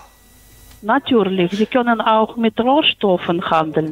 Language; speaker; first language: German; non-native, fluent; Polish